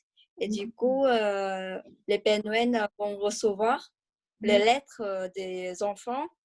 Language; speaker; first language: French; non-native, learner; Vietnamese